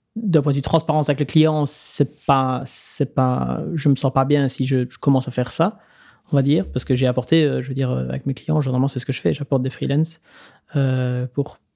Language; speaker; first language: French; native; French